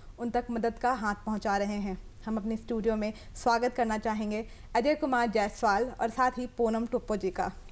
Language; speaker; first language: Hindi; native; Hindi